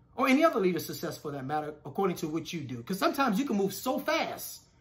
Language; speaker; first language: English; native; English